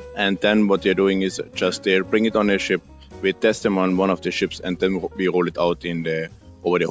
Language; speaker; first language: English; non-native, fluent; German